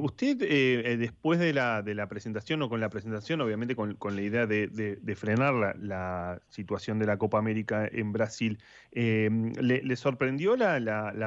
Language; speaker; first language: Spanish; native; Spanish